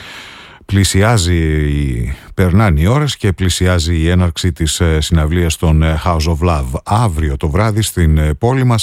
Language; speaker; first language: Greek; native; Greek